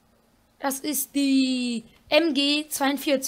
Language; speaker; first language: German; native; German